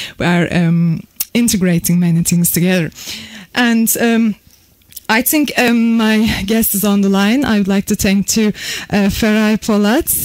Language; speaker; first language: English; non-native, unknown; Turkish